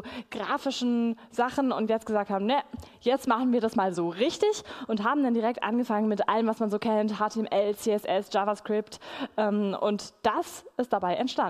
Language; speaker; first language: German; native; German